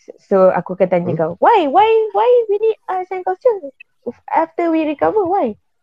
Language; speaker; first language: English; non-native, local second language; Malay